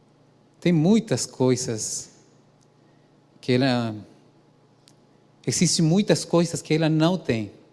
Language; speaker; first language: Portuguese; non-native, fluent; Spanish